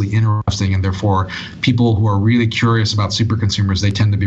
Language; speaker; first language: English; native; English